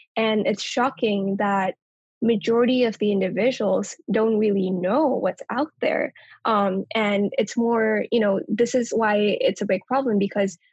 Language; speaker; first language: English; non-native, local second language; Nepali